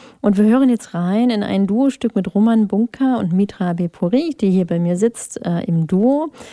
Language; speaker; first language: German; native; German